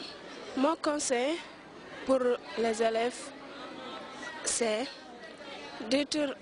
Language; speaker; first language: French; non-native, learner; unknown